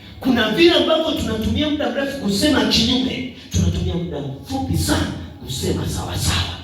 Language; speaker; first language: Swahili; native; Swahili